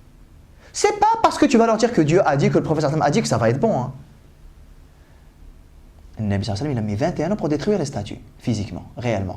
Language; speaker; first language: French; native; French